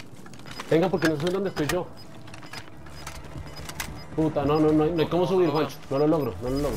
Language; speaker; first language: Spanish; native; Spanish